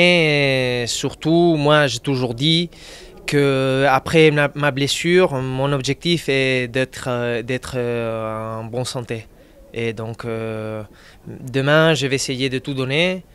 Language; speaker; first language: French; non-native, fluent; Spanish